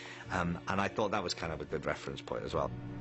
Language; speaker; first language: English; native; English